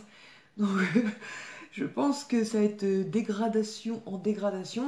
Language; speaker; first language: French; native; French